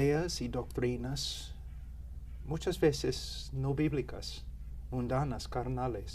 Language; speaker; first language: Spanish; non-native, fluent; English